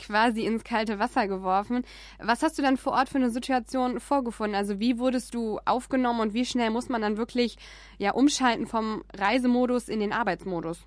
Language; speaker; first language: German; native; German